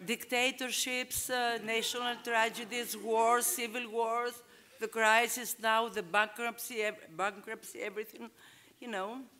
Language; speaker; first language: English; non-native, fluent; Greek